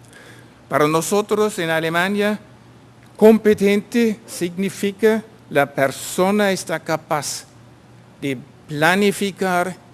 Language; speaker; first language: Spanish; non-native, fluent; German